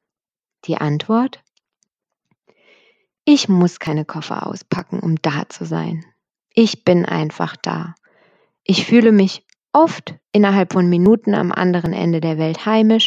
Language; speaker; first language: German; native; German